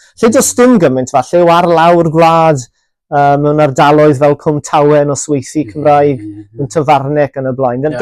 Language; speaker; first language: Welsh; native; Welsh